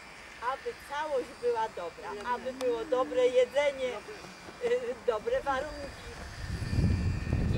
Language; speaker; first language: Polish; native; Polish